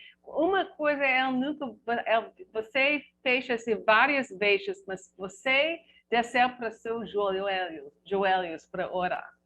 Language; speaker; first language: Portuguese; non-native, learner; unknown